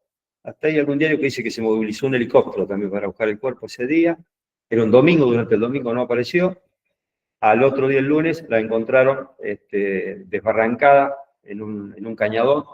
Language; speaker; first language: Spanish; native; Spanish